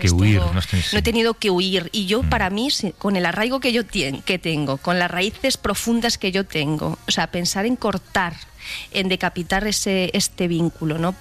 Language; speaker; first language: Spanish; native; Spanish